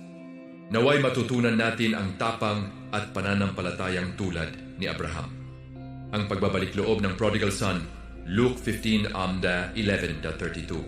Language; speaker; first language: Filipino; native; Filipino